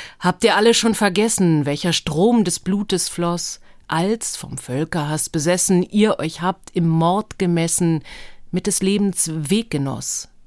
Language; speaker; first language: German; early bilingual, other home language; Hebrew